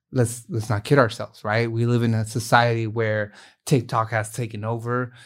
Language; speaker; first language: English; native; English